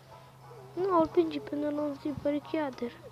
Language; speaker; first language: Italian; native; Italian